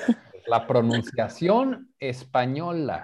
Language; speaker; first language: Spanish; non-native, fluent; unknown